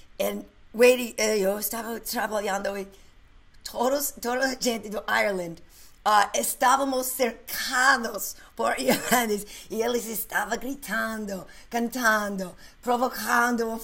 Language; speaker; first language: Portuguese; non-native, learner; English